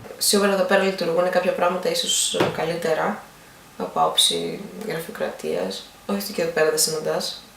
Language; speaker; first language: Greek; native; Greek